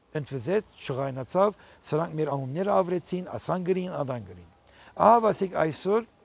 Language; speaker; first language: Armenian; early bilingual, heritage; Armenian